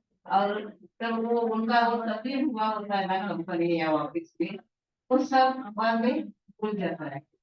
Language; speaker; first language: Hindi; non-native, local second language; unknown